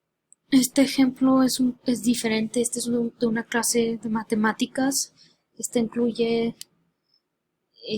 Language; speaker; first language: Spanish; early bilingual, heritage; Spanish